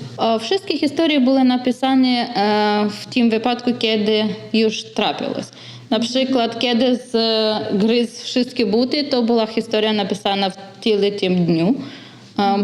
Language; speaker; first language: Polish; non-native, learner; Ukrainian